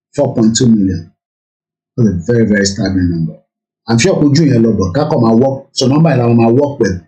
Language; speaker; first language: English; non-native, local second language; Yoruba